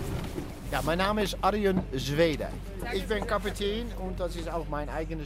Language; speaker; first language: German; non-native, learner; Dutch